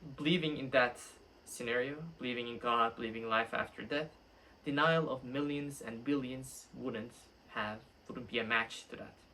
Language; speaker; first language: English; non-native, fluent; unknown